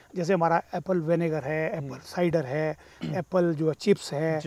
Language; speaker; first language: Hindi; native; Hindi